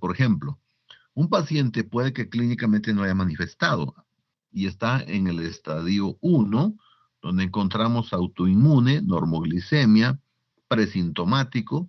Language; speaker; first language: Spanish; native; Spanish